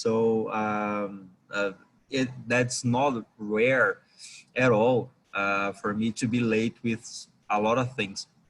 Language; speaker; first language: English; non-native, learner; Portuguese